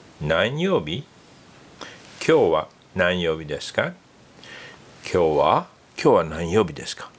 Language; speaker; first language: Japanese; non-native, fluent; English